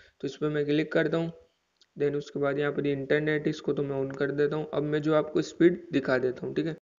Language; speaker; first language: Hindi; native; Hindi